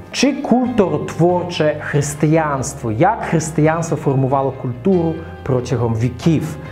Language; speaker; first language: Ukrainian; non-native, fluent; Russian